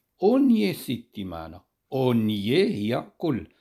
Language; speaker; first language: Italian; non-native, fluent; Arabic